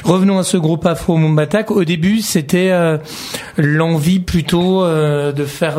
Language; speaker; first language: French; native; French